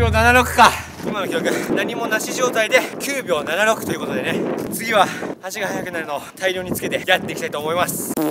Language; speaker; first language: Japanese; native; Japanese